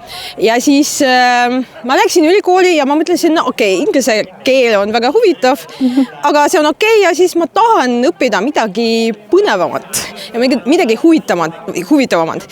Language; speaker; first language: Estonian; non-native, fluent; Russian